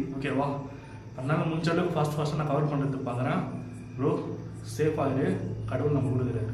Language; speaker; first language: Tamil; native; Tamil